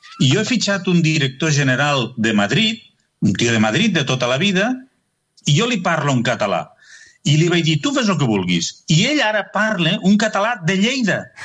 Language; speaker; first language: Catalan; native; Catalan